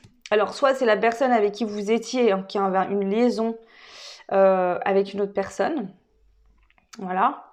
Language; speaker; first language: French; native; French